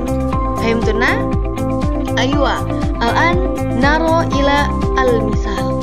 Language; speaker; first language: Arabic; non-native, learner; Indonesian